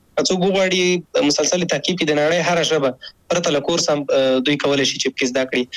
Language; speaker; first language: Pashto; native; Pashto